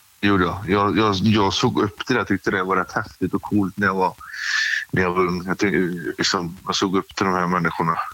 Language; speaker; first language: Swedish; native; Swedish